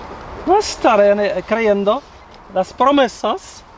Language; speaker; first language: Spanish; non-native, learner; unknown